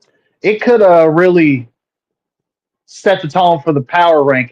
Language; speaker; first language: English; native; English